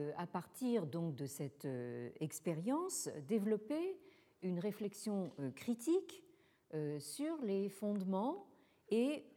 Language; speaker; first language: French; native; French